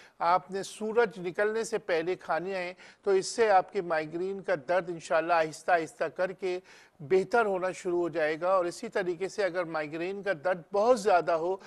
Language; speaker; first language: Urdu; native; Urdu